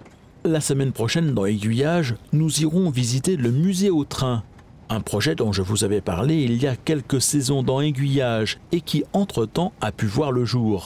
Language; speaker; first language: French; native; French